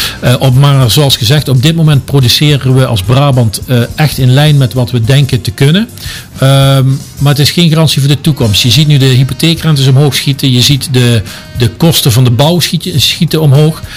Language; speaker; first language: Dutch; native; Dutch